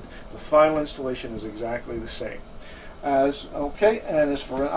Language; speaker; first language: English; native; English